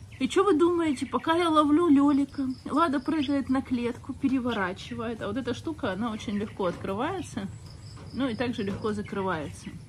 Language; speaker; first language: Russian; native; Russian